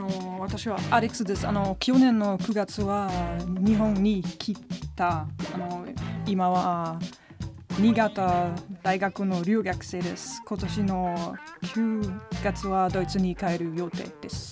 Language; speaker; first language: Japanese; non-native, learner; German